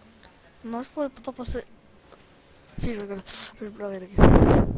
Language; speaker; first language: French; native; French